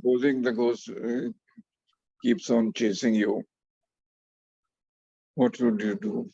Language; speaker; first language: English; non-native, fluent; Hindi